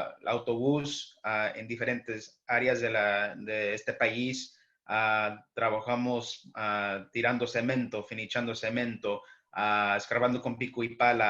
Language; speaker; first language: Spanish; early bilingual, heritage; English